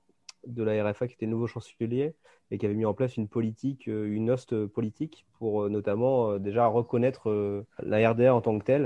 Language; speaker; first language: French; native; French